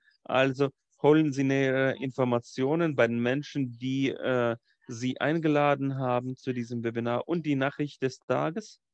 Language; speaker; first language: German; non-native, fluent; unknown